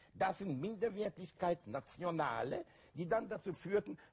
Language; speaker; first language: German; native; German